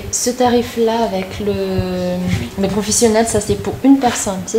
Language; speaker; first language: French; non-native, local second language; Malagasy